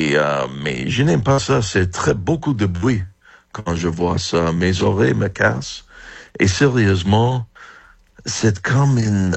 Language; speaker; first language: French; non-native, learner; English